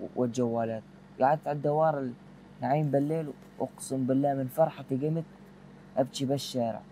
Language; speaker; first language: Arabic; native; Arabic